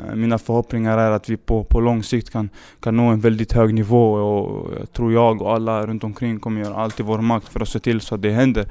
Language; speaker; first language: Swedish; early bilingual, other home language; Serbian